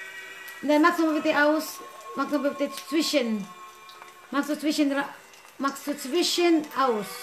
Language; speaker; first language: German; non-native, learner; Cebuano